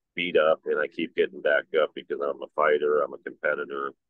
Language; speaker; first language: English; native; English